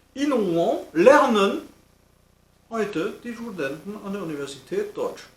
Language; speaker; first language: German; non-native, fluent; French